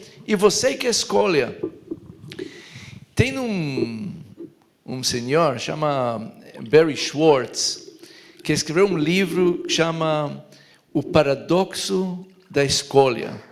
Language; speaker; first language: Portuguese; non-native, fluent; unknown